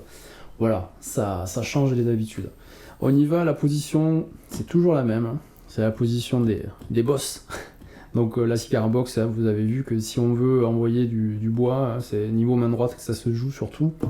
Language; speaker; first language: French; native; French